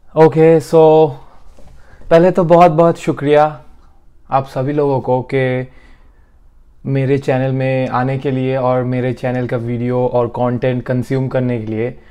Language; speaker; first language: Hindi; non-native, local second language; Bangla